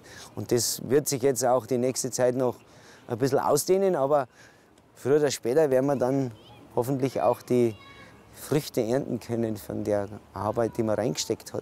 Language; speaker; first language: German; native; German